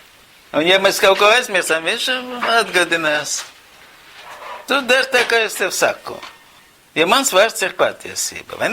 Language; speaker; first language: Latvian; non-native, local second language; Russian